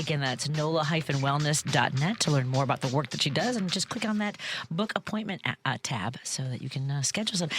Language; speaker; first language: English; native; English